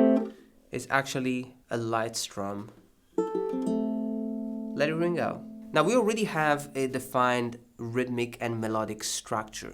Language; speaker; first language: English; non-native, fluent; Italian